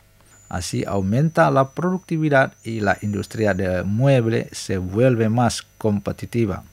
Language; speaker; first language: Spanish; non-native, fluent; Indonesian